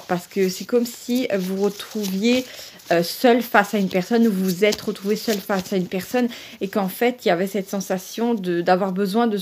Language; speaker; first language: French; native; French